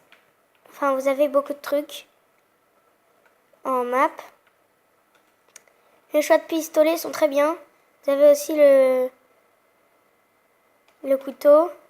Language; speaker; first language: French; native; French